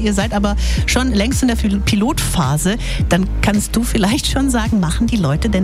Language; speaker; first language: German; native; German